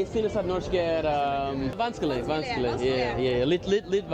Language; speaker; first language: Norwegian; non-native, learner; English